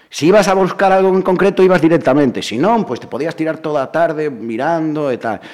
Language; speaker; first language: Spanish; native; Spanish